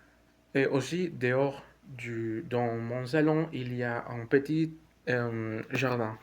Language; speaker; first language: French; non-native, learner; Spanish